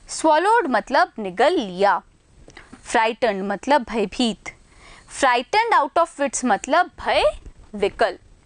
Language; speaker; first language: Hindi; native; Hindi